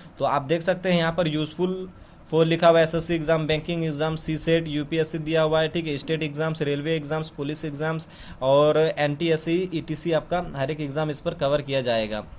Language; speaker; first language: Hindi; native; Hindi